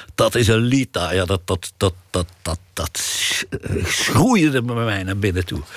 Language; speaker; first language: Dutch; native; Dutch